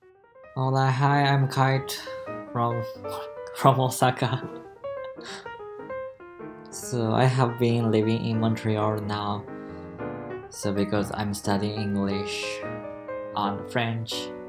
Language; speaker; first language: English; non-native, learner; Japanese